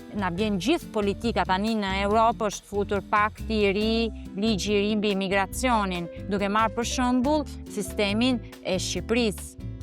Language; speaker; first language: Albanian; early bilingual, heritage; Albanian